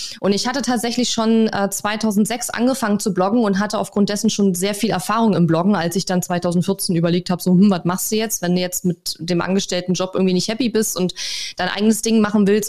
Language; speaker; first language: German; native; German